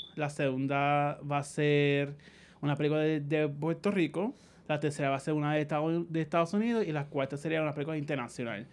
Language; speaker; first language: Spanish; native; Spanish